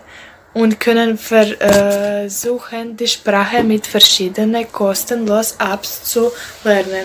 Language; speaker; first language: German; non-native, learner; Croatian